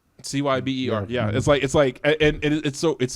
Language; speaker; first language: English; native; English